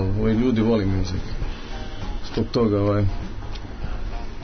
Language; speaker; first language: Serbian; early bilingual, heritage; Serbian